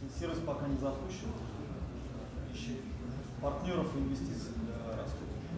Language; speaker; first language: Russian; native; Russian